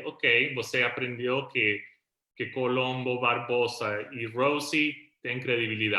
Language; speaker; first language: Portuguese; non-native, fluent; Spanish